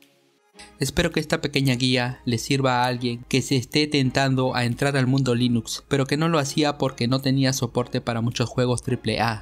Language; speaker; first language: Spanish; native; Spanish